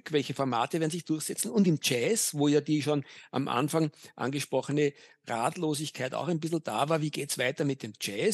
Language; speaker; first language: German; native; German